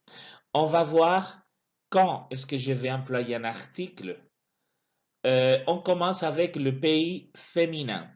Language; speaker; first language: French; non-native, fluent; Spanish